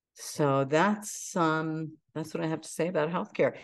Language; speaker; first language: English; native; English